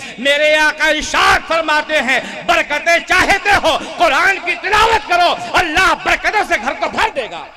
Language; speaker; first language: Urdu; native; Urdu